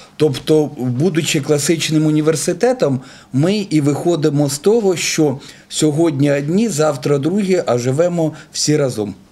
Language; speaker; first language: Ukrainian; non-native, local second language; Russian